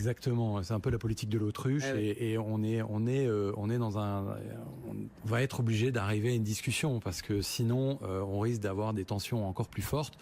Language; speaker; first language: French; native; French